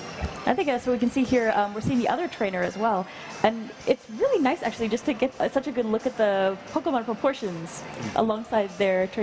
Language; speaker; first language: English; native; English